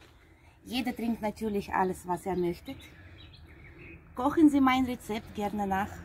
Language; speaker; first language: German; non-native, fluent; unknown